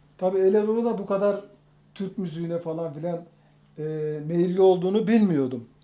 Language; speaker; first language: Turkish; native; Turkish